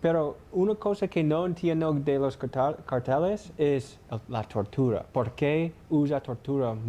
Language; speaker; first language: Spanish; non-native, learner; English